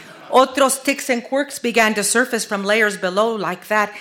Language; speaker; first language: English; early bilingual, other home language; Spanish